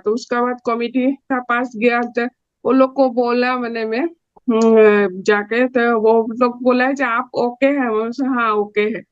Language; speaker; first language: Hindi; non-native, local second language; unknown